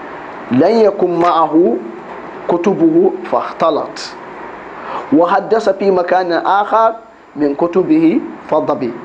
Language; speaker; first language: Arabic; non-native, fluent; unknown